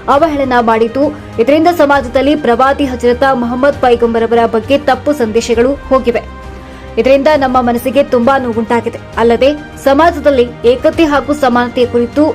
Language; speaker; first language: Kannada; native; Kannada